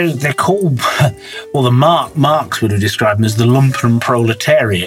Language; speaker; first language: English; native; English